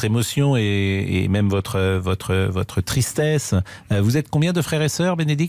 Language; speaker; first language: French; native; French